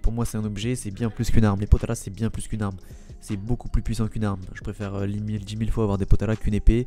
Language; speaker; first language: French; native; French